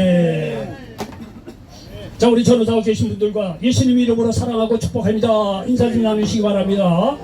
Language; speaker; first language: Korean; native; Korean